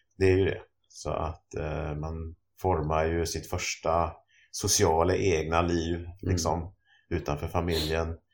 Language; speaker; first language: Swedish; native; Swedish